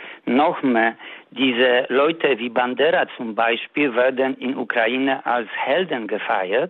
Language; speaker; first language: German; non-native, fluent; Polish